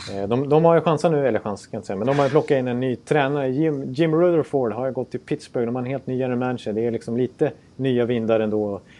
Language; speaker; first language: Swedish; native; Swedish